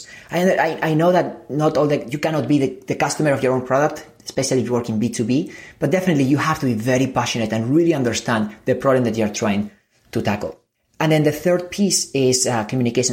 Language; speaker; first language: English; non-native, fluent; Spanish